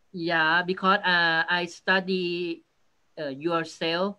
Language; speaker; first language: English; non-native, learner; Thai